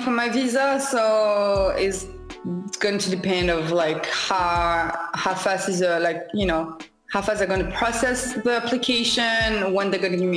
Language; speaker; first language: English; non-native, fluent; French